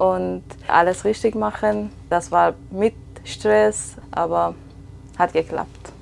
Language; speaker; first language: German; non-native, fluent; Persian